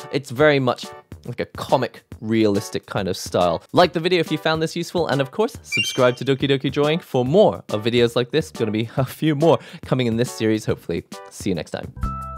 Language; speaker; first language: English; native; English